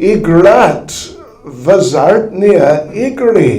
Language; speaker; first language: Russian; non-native, learner; English